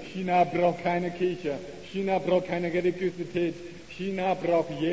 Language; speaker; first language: German; non-native, learner; Chinese